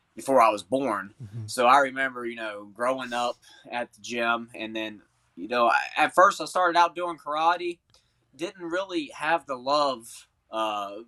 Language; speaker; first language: English; native; English